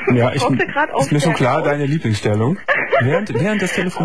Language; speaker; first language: German; native; German